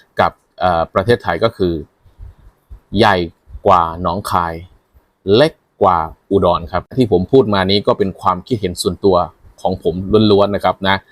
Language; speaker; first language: Thai; native; Thai